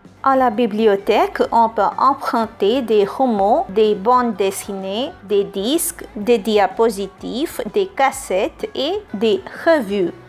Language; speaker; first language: French; non-native, fluent; Hindi